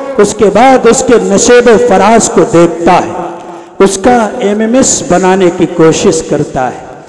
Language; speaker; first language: Urdu; native; Urdu